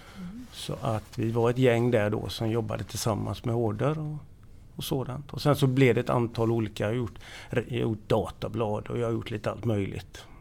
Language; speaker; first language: Swedish; native; Swedish